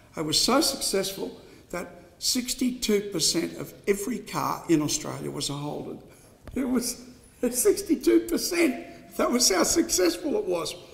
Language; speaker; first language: English; native; English